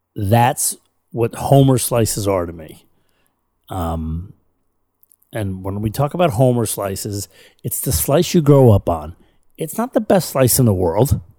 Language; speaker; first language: English; native; English